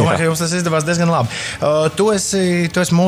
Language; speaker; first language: Latvian; native; Latvian